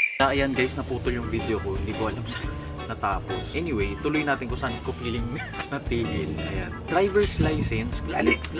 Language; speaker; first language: Filipino; native; Filipino